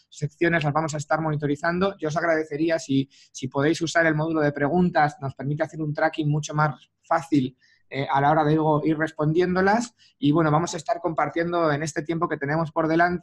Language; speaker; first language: Spanish; native; Spanish